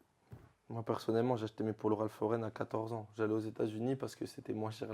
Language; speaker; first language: French; native; French